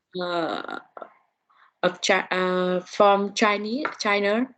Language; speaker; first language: English; non-native, learner; Vietnamese